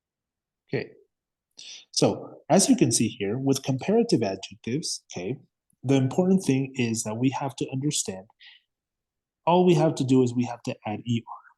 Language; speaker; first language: English; non-native, fluent; Spanish